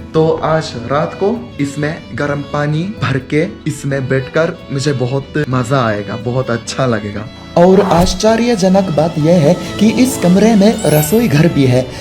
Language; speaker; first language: Hindi; non-native, fluent; Japanese